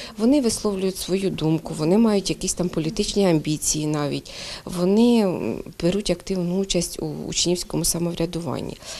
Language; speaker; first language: Ukrainian; native; Ukrainian